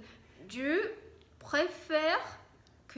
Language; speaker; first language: French; non-native, learner; Japanese